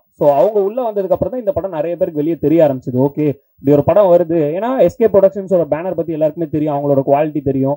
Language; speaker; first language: Tamil; native; Tamil